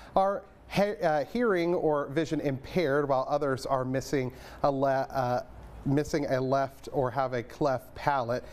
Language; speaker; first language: English; native; English